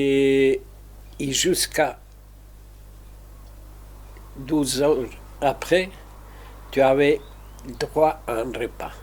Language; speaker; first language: French; non-native, fluent; Spanish